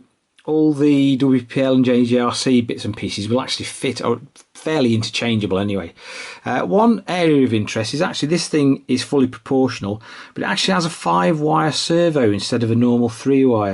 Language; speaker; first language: English; native; English